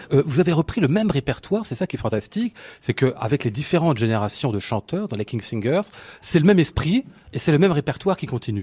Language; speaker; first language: French; native; French